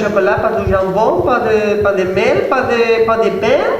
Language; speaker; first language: French; non-native, learner; Spanish